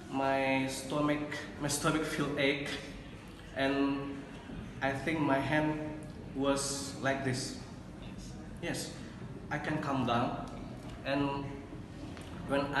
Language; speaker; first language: English; non-native, learner; Indonesian